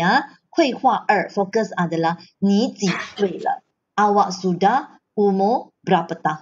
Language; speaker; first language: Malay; non-native, local second language; Chinese